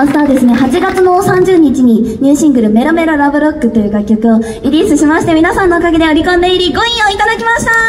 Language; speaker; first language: Japanese; native; Japanese